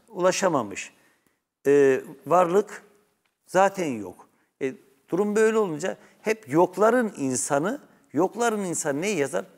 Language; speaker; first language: Turkish; native; Turkish